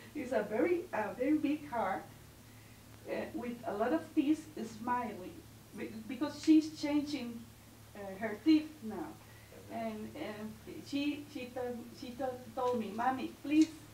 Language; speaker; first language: English; non-native, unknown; Spanish